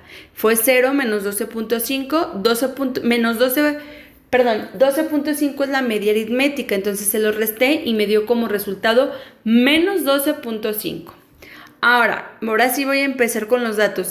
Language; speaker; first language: Spanish; native; Spanish